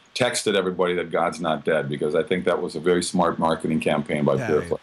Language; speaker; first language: English; native; English